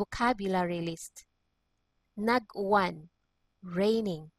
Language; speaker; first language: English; non-native, local second language; Cebuano